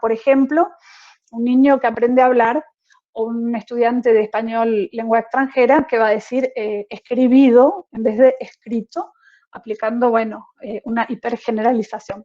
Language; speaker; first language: Spanish; native; Spanish